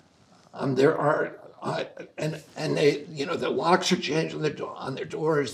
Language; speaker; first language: English; native; English